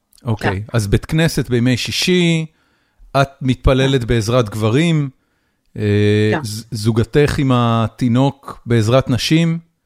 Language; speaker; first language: Hebrew; native; Hebrew